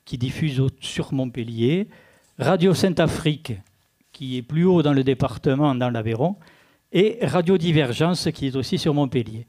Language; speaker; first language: French; native; French